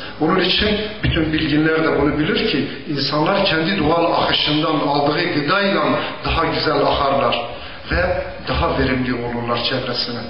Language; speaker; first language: Turkish; non-native, local second language; Zaza